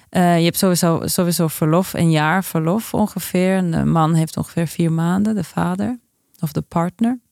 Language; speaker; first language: Dutch; non-native, fluent; Norwegian